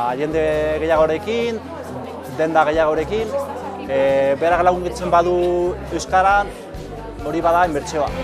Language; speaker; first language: Basque; non-native, local second language; Spanish